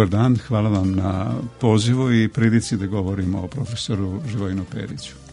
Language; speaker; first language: Serbian; native; Serbian